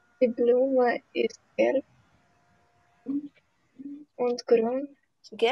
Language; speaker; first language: German; non-native, learner; Russian